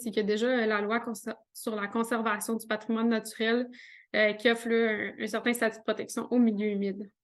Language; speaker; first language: French; native; French